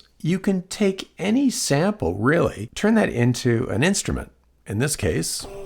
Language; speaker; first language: English; native; English